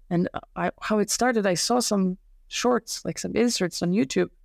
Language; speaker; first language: English; non-native, fluent; Serbian